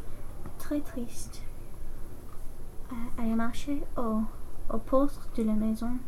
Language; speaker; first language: French; non-native, learner; English